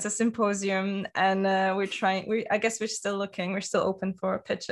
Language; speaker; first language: English; non-native, fluent; Polish